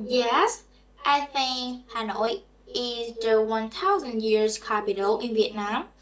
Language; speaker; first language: English; non-native, learner; Vietnamese